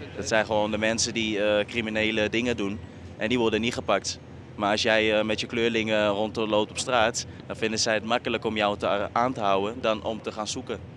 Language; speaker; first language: Dutch; early bilingual, other home language; Arabic